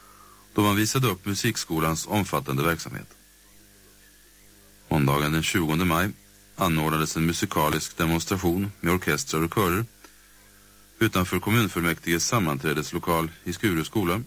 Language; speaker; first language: Swedish; native; Swedish